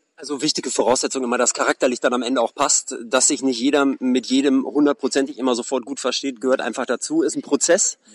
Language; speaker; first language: German; native; German